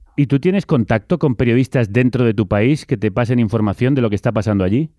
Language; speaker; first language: Spanish; native; Spanish